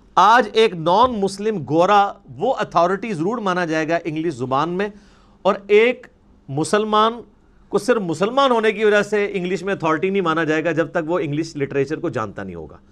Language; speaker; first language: Urdu; non-native, local second language; Punjabi